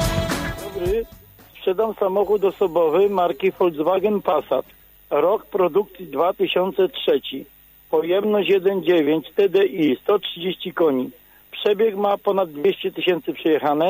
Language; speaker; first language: Polish; native; Polish